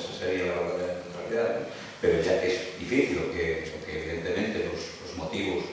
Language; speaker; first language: Spanish; native; Spanish